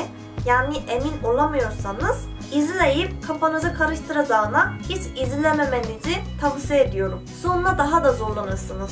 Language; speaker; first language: Turkish; non-native, fluent; Korean